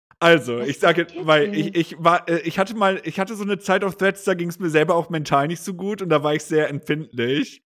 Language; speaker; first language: German; native; German